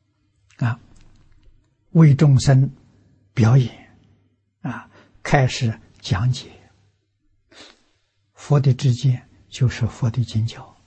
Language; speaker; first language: Chinese; native; Chinese